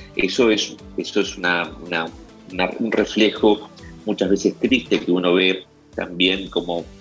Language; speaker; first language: Spanish; native; Spanish